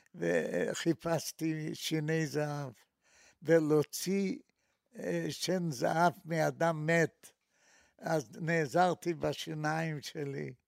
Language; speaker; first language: Hebrew; non-native, fluent; Polish